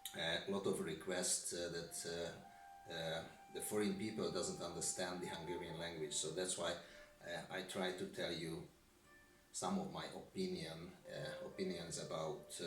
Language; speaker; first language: English; non-native, learner; Hungarian